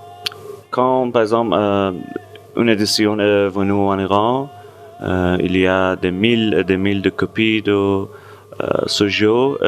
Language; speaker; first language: French; non-native, fluent; Persian